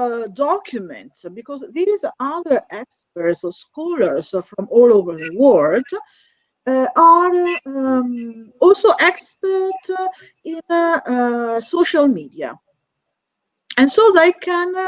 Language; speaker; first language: English; non-native, fluent; Italian